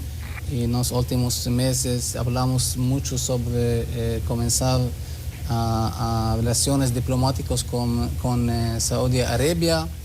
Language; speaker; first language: Spanish; non-native, learner; Hebrew